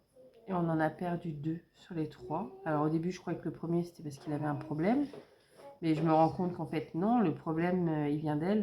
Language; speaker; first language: French; native; French